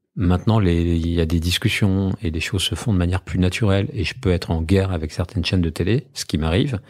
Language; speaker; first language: French; native; French